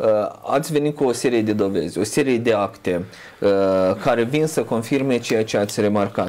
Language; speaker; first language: Romanian; native; Romanian